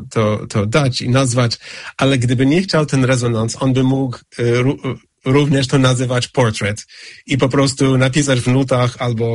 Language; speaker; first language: Polish; non-native, fluent; English